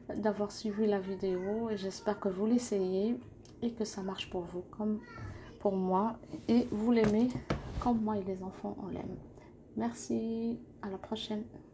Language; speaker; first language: French; non-native, local second language; Arabic